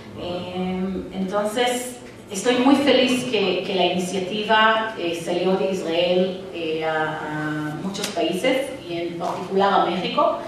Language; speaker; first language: Spanish; non-native, fluent; Hebrew